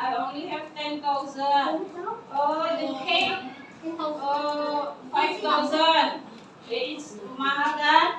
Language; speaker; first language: English; non-native, learner; Indonesian